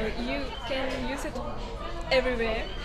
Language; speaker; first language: English; non-native, learner; Russian